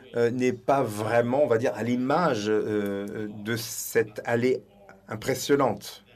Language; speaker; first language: French; non-native, fluent; Swedish